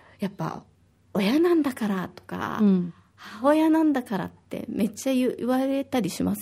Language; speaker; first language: Japanese; native; Japanese